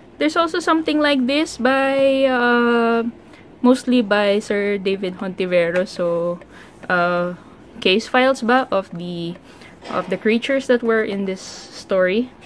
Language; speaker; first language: English; non-native, local second language; Filipino